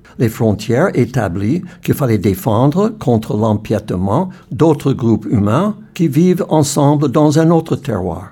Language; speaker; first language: French; non-native, fluent; English